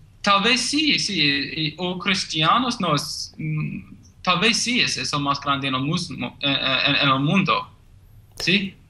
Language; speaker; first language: Spanish; non-native, learner; English